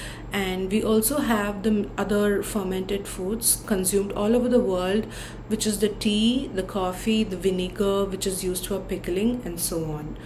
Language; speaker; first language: English; non-native, local second language; Tamil